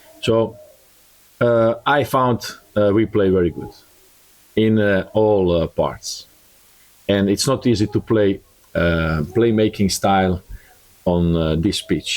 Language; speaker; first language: English; non-native, learner; Croatian